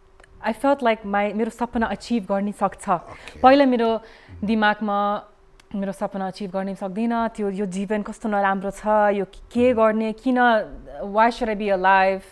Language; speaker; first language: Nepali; early bilingual, heritage; English